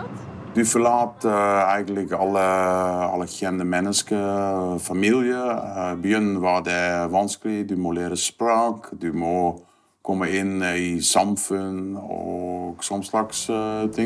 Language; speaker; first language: Norwegian; non-native, fluent; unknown